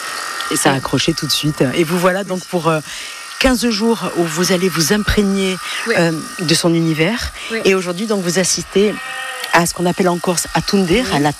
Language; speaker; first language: French; native; French